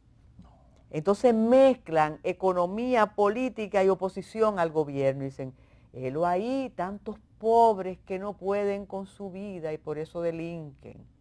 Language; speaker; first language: Spanish; native; Spanish